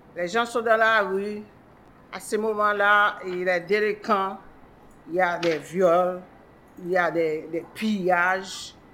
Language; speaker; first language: French; non-native, local second language; Haitian Creole